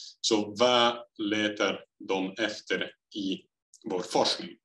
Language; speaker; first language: Swedish; non-native, fluent; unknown